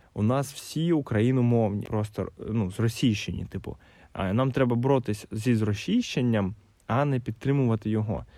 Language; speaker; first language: Ukrainian; non-native, local second language; Russian